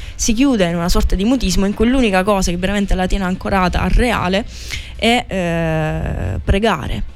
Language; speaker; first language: Italian; native; Italian